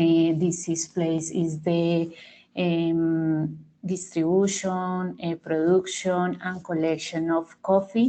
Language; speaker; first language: English; non-native, learner; Spanish